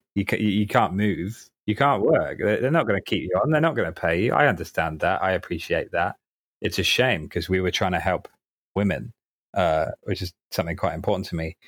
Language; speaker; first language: English; native; English